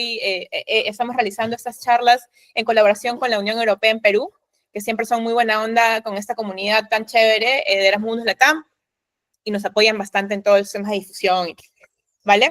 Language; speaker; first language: Spanish; native; Spanish